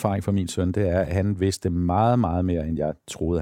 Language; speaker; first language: Danish; native; Danish